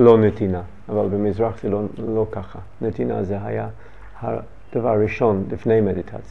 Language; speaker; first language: Hebrew; non-native, learner; English